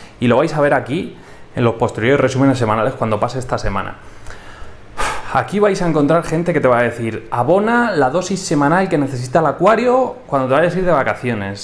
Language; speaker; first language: Spanish; native; Spanish